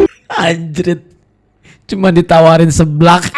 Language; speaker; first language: Indonesian; native; Indonesian